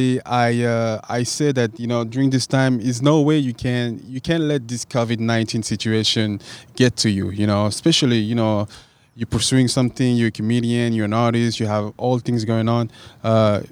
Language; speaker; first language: English; non-native, fluent; French